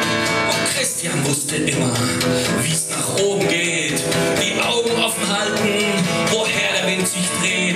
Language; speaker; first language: German; native; German